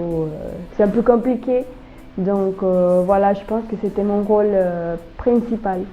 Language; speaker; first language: French; non-native, learner; Spanish